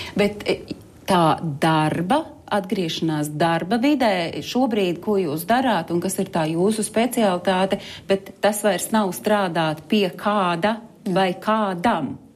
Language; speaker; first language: Latvian; native; Latvian